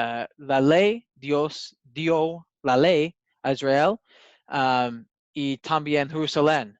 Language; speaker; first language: Spanish; non-native, learner; English